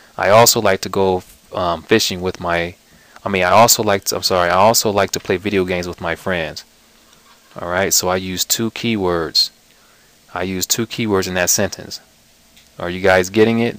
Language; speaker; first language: English; native; English